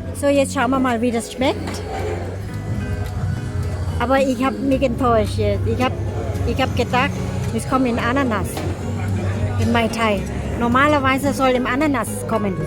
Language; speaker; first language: German; non-native, learner; Thai